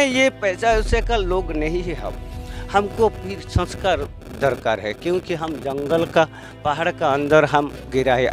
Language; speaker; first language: Hindi; non-native, local second language; Odia